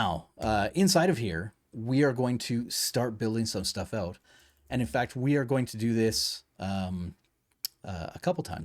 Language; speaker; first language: English; native; English